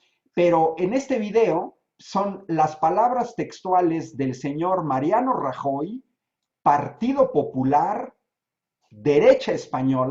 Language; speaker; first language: Spanish; native; Spanish